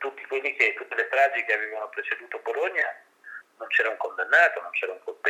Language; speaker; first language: Italian; native; Italian